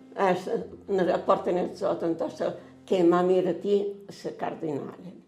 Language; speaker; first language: Albanian; non-native, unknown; Italian